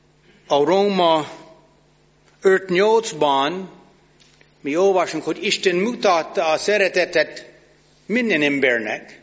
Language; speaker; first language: Hungarian; non-native, fluent; English